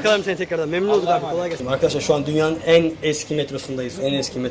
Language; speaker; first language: Turkish; native; Turkish